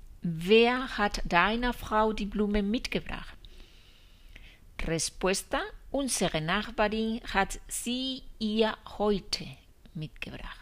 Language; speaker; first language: German; non-native, fluent; Spanish